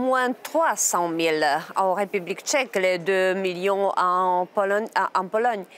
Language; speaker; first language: French; non-native, learner; Czech